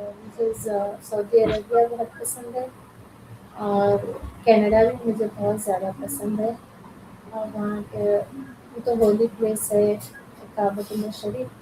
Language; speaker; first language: Urdu; native; Urdu